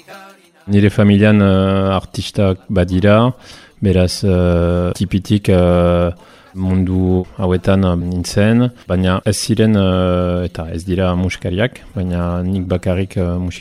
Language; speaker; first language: Basque; non-native, fluent; Italian